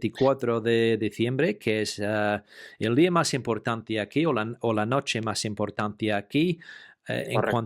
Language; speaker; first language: Spanish; non-native, fluent; English